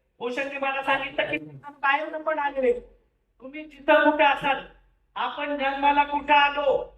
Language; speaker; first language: Marathi; native; Marathi